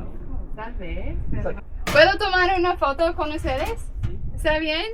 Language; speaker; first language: Spanish; non-native, learner; English